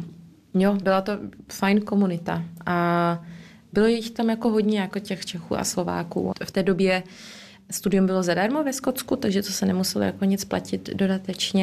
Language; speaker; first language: Czech; early bilingual, heritage; Czech